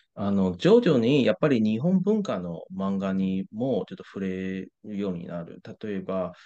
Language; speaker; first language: Japanese; non-native, fluent; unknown